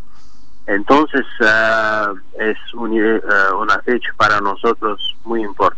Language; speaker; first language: Spanish; non-native, learner; Azerbaijani